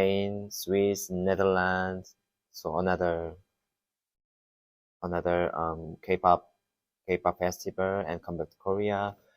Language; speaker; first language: English; non-native, learner; Korean